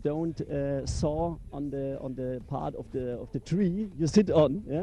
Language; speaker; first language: English; non-native, learner; German